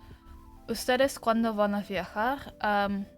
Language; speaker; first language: Spanish; non-native, learner; English